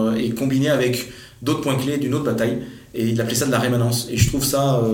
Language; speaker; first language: French; native; French